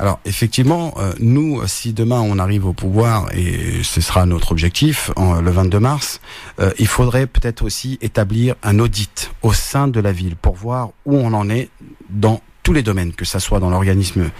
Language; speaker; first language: French; native; French